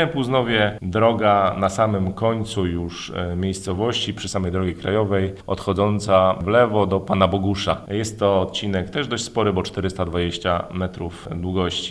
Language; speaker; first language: Polish; native; Polish